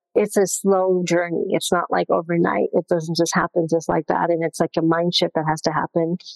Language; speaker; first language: English; non-native, local second language; Gujarati